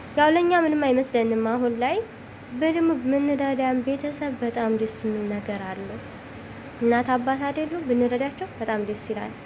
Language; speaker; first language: Amharic; native; Amharic